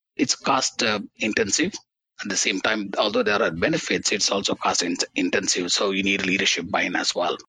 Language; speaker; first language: English; non-native, local second language; Tamil